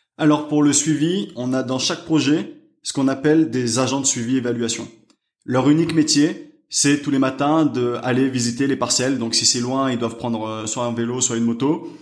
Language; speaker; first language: French; native; French